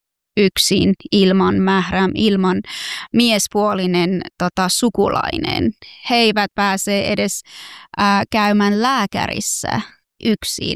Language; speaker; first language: Finnish; non-native, fluent; Persian